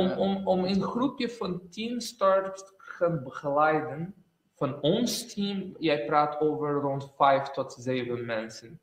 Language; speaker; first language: Dutch; non-native, fluent; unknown